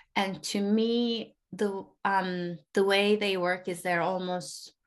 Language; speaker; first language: English; non-native, fluent; Turkish